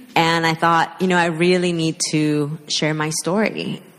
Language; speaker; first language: English; early bilingual, other home language; Spanish